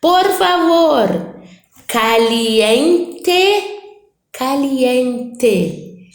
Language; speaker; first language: Spanish; non-native, fluent; Portuguese